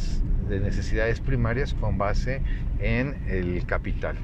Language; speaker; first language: Spanish; native; Spanish